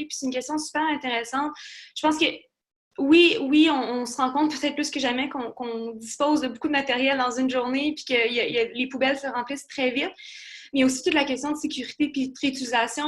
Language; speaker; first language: French; native; French